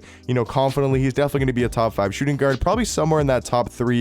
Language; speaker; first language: English; native; English